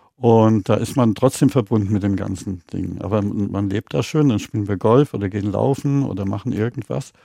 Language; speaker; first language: German; native; German